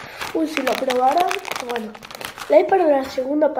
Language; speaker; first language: Spanish; native; Spanish